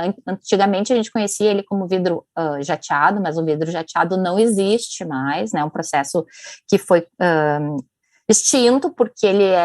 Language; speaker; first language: Portuguese; native; Portuguese